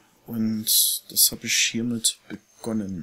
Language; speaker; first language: German; native; German